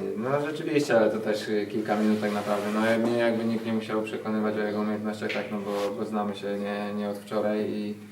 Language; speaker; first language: Polish; native; Polish